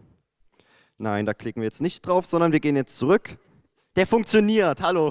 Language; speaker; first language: German; native; German